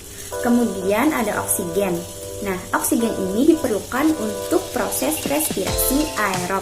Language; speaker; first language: Indonesian; non-native, local second language; Banjar